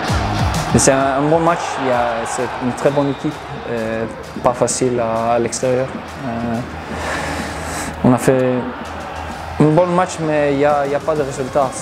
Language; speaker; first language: French; non-native, learner; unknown